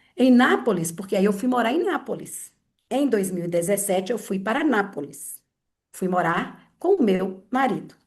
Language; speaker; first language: Portuguese; native; Portuguese